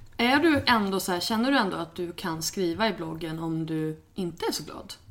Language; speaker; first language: Swedish; native; Swedish